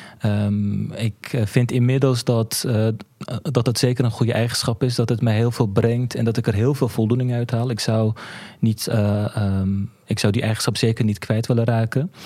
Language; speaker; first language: Dutch; early bilingual, other home language; Turkish